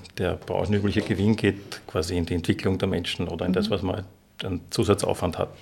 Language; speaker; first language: German; native; German